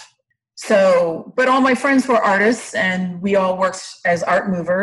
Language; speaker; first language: English; native; English